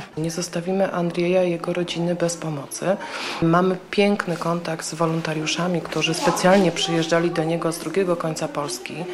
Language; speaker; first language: Polish; native; Polish